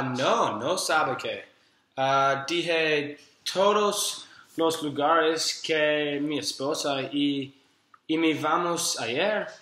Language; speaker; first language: Spanish; non-native, learner; English